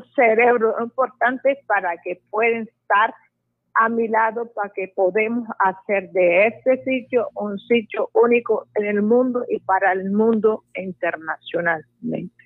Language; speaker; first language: Spanish; non-native, fluent; Arabic